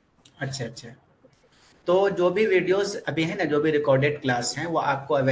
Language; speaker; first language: Hindi; native; Hindi